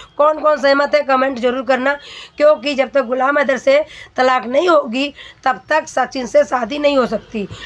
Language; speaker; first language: Hindi; native; Hindi